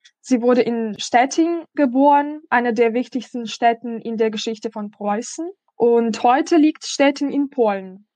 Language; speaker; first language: German; non-native, fluent; Russian